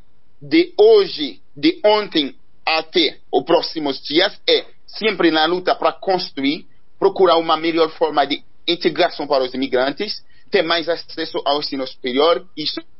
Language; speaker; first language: Portuguese; non-native, learner; Haitian Creole